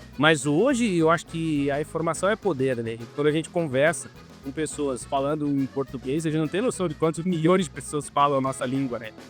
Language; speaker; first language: Portuguese; native; Portuguese